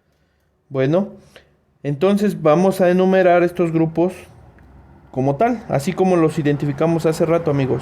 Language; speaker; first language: Spanish; native; Spanish